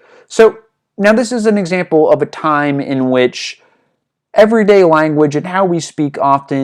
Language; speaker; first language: English; native; English